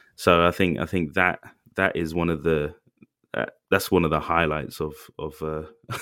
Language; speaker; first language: English; native; English